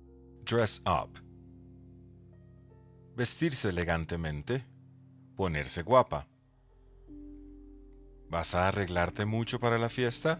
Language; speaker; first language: Spanish; native; Spanish